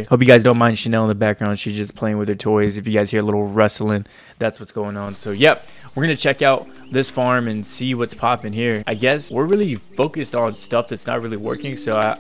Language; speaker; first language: English; native; English